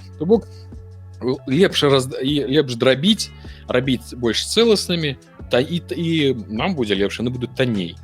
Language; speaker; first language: Belarusian; non-native, local second language; Russian